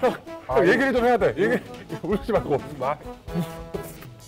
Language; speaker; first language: Korean; native; Korean